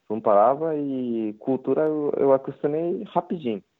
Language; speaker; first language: Portuguese; non-native, learner; Japanese